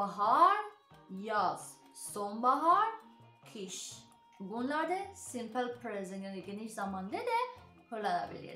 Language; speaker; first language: Turkish; non-native, learner; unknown